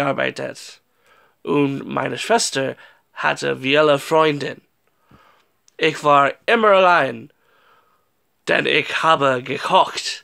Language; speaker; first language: German; non-native, learner; English